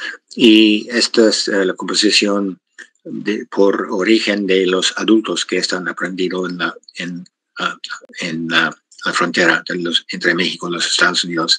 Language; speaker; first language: Spanish; non-native, fluent; English